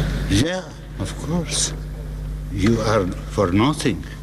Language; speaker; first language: English; non-native, fluent; Russian